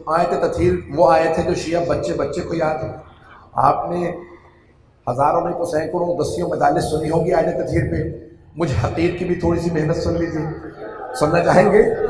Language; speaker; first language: Urdu; native; Urdu